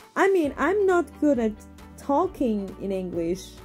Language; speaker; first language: English; non-native, fluent; Portuguese